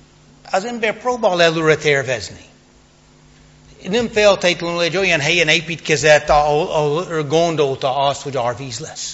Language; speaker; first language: Hungarian; non-native, fluent; English